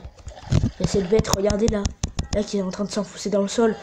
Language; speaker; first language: French; native; French